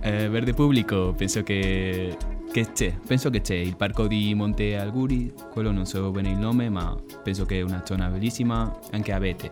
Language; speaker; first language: Italian; non-native, fluent; Spanish